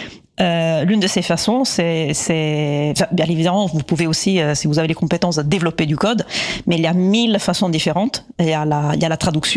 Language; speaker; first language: French; native; French